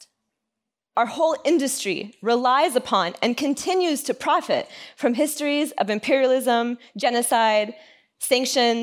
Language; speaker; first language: English; native; English